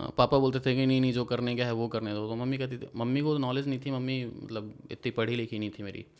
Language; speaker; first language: Hindi; native; Hindi